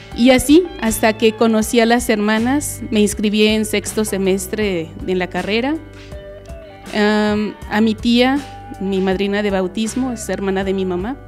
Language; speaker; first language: Spanish; native; Spanish